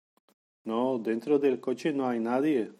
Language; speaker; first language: Spanish; non-native, fluent; Polish